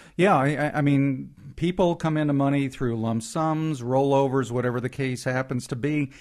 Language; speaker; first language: English; native; English